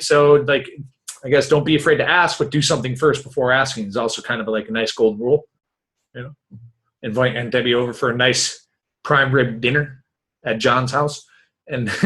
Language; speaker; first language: English; native; English